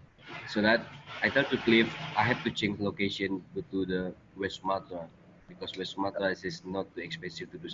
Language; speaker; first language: English; non-native, learner; Indonesian